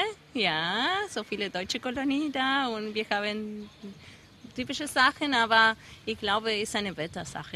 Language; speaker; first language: German; non-native, learner; Spanish